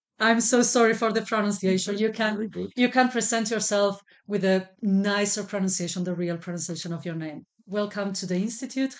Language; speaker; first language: English; non-native, fluent; Italian